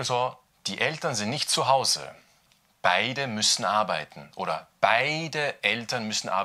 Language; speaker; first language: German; non-native, fluent; Chinese